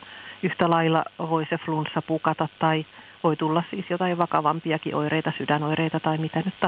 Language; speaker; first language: Finnish; native; Finnish